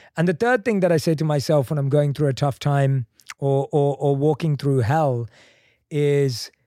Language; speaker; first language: English; native; English